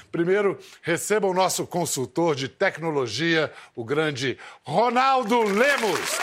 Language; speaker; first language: Portuguese; native; Portuguese